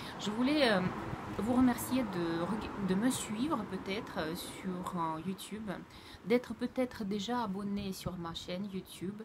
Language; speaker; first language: French; non-native, fluent; Russian